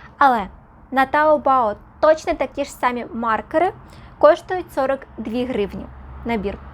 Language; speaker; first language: Ukrainian; non-native, local second language; Russian